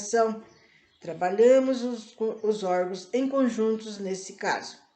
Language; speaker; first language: Portuguese; native; Portuguese